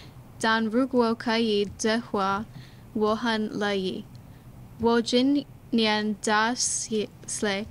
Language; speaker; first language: Chinese; non-native, learner; English